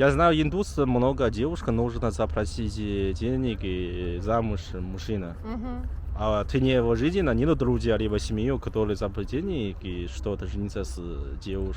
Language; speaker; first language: Russian; non-native, learner; Chinese